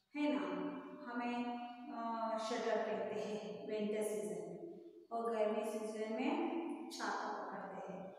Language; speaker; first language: Hindi; non-native, local second language; Kannada